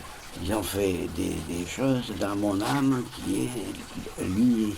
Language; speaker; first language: French; non-native, fluent; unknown